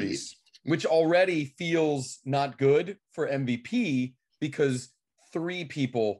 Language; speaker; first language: English; native; English